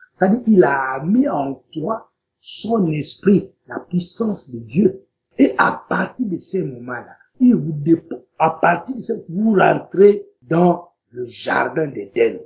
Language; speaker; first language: French; non-native, local second language; Lingala